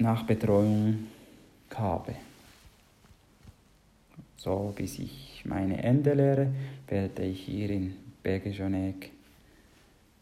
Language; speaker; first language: German; non-native, learner; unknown